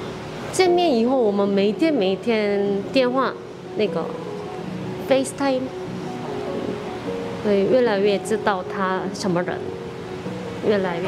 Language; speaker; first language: Chinese; non-native, learner; Korean